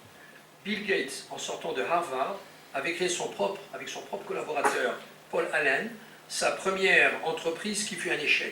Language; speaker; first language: French; native; French